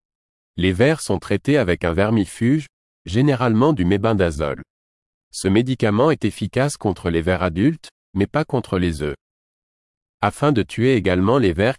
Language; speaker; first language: French; native; French